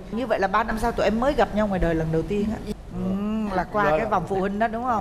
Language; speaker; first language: Vietnamese; native; Vietnamese